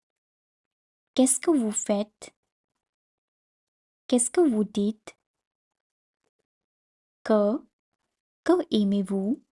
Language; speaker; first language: French; non-native, fluent; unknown